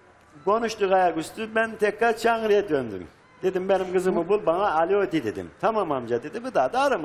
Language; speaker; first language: Turkish; native; Turkish